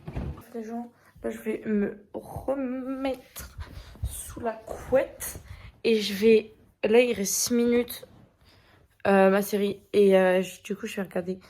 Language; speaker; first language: French; native; French